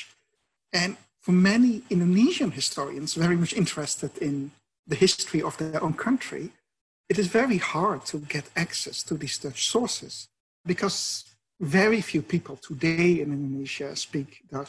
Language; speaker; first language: English; non-native, fluent; Dutch